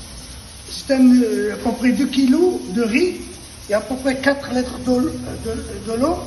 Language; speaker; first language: French; non-native, local second language; Arabic